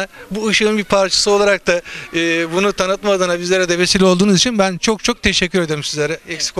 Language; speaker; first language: Turkish; native; Turkish